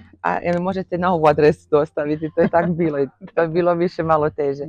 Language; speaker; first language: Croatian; early bilingual, heritage; Croatian